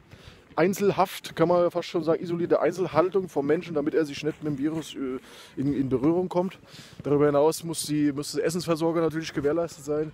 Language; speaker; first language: German; native; German